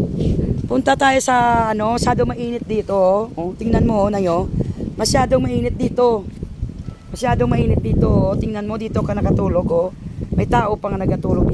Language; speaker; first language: Filipino; non-native, local second language; Hiligaynon